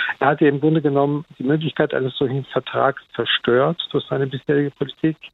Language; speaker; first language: German; early bilingual, other home language; Turkish